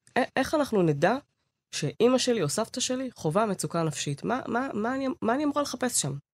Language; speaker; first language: Hebrew; early bilingual, other home language; Amharic